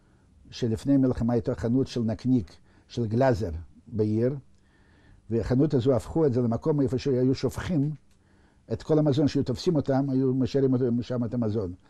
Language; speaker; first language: Hebrew; non-native, fluent; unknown